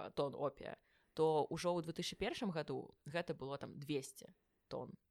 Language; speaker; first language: Belarusian; non-native, local second language; Russian